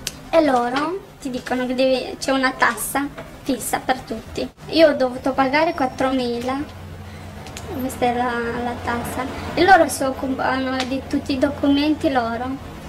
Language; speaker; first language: Italian; non-native, fluent; Romanian